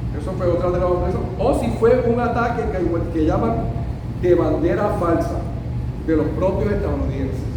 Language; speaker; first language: Spanish; early bilingual, heritage; Spanish